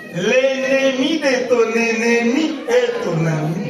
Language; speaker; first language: French; non-native, local second language; Swahili